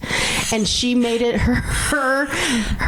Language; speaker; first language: English; native; English